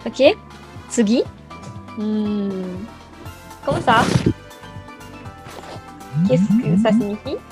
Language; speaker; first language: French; non-native, learner; Japanese